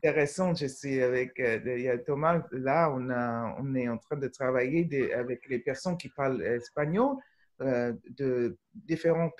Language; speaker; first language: French; non-native, fluent; English